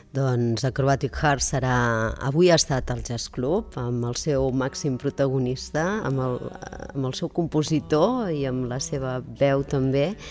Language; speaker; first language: Catalan; native; Catalan